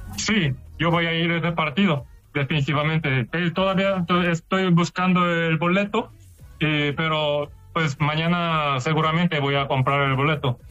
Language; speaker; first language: Spanish; non-native, learner; Korean